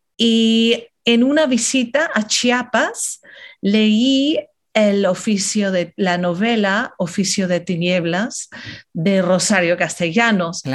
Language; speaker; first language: Spanish; non-native, fluent; English